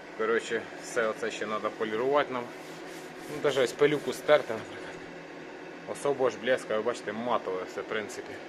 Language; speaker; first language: Ukrainian; native; Ukrainian